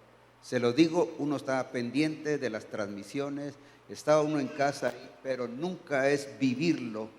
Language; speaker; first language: Spanish; native; Spanish